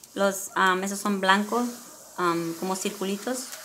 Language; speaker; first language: Spanish; early bilingual, other home language; English